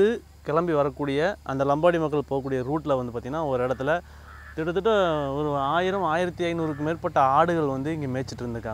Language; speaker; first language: Tamil; native; Tamil